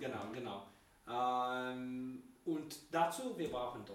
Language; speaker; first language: German; non-native, learner; Polish